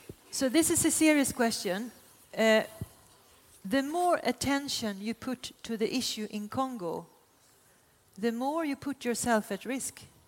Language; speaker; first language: English; non-native, fluent; Swedish